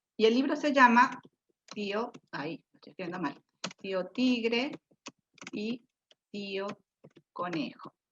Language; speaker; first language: Spanish; native; Spanish